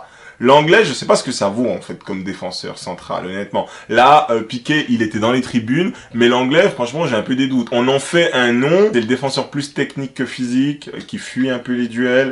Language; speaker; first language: French; native; French